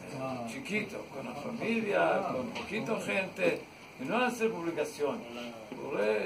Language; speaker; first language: Spanish; non-native, learner; Hebrew